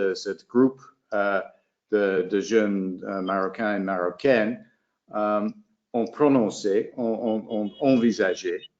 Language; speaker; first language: French; non-native, fluent; English